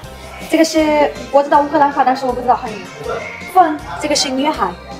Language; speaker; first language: Chinese; non-native, learner; Ukrainian